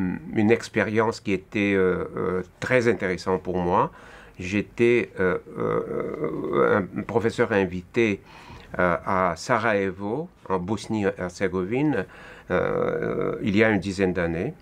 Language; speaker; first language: French; non-native, fluent; Russian